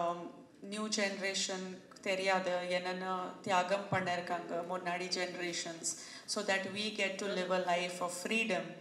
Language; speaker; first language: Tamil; non-native, fluent; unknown